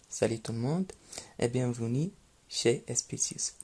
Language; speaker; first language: French; non-native, local second language; Arabic